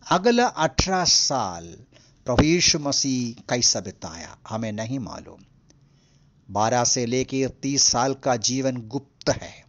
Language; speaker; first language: Hindi; non-native, local second language; Malayalam